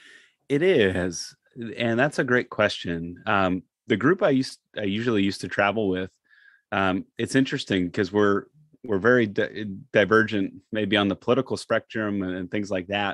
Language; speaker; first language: English; native; English